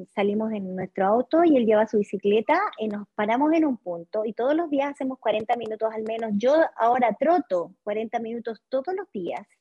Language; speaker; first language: Spanish; native; Spanish